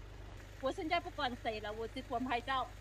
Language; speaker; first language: Chinese; non-native, fluent; Lao